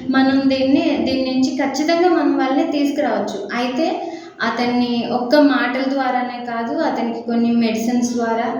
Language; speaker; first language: Telugu; native; Telugu